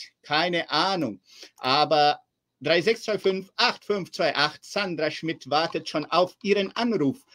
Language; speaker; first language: German; early bilingual, heritage; German